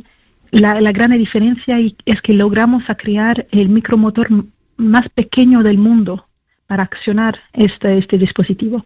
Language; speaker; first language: Spanish; non-native, fluent; French